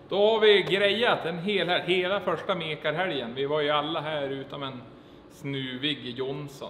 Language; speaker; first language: Swedish; native; Swedish